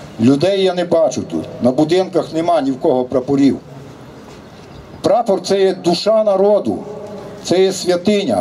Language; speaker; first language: Ukrainian; native; Ukrainian